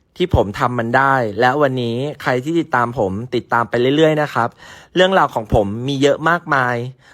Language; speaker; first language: Thai; native; Thai